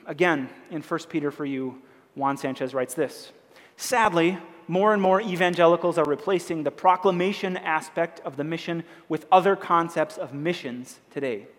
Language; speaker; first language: English; native; English